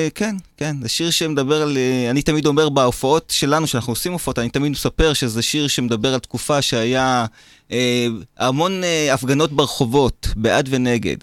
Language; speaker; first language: Hebrew; native; Hebrew